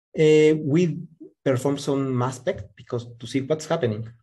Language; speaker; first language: English; non-native, fluent; Spanish